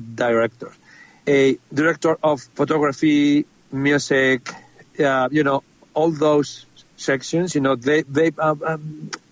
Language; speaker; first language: English; non-native, fluent; Spanish